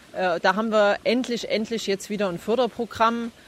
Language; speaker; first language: German; native; German